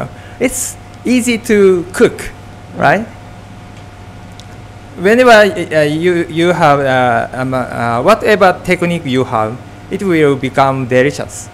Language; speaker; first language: English; non-native, fluent; Japanese